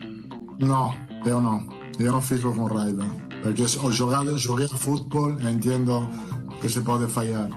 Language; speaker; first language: Portuguese; non-native, fluent; Italian